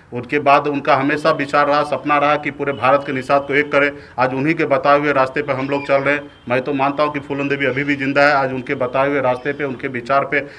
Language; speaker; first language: Hindi; native; Hindi